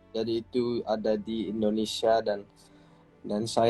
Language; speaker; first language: Indonesian; early bilingual, heritage; English